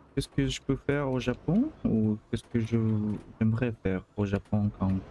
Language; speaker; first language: French; non-native, learner; Russian